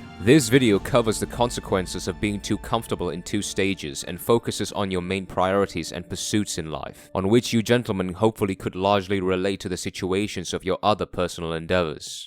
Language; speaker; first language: English; non-native, fluent; Korean